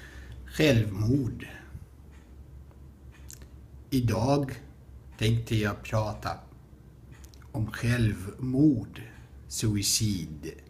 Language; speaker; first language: Swedish; non-native, fluent; Arabic